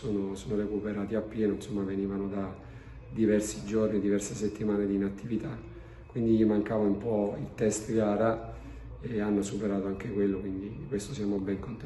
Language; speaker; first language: Italian; native; Italian